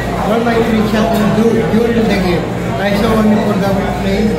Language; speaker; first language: English; non-native, learner; Filipino